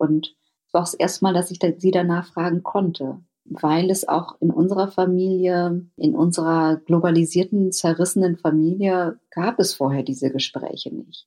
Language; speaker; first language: German; early bilingual, other home language; Vietnamese